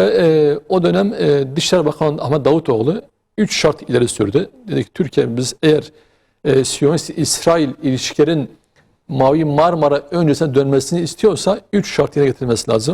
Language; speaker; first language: Turkish; native; Turkish